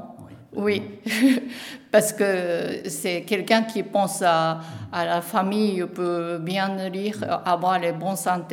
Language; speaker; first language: French; non-native, learner; Japanese